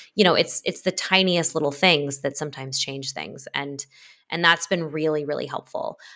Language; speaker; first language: English; native; English